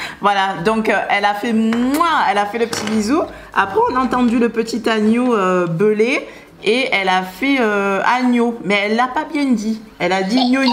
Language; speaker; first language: French; native; French